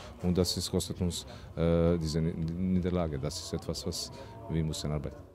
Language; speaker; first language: German; non-native, learner; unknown